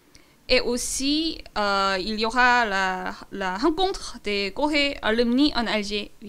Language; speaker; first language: French; non-native, learner; Korean